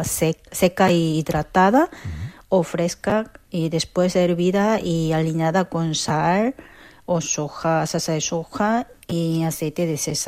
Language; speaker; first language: Spanish; non-native, fluent; Korean